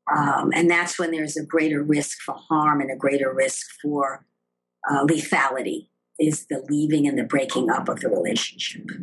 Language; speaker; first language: English; native; English